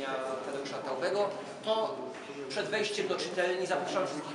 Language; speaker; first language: Polish; native; Polish